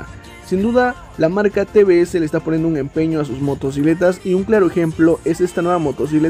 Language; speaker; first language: Spanish; native; Spanish